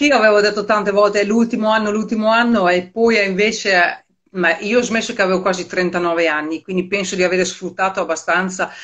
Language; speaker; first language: Italian; non-native, fluent; Dutch